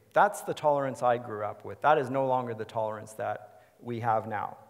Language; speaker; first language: English; native; English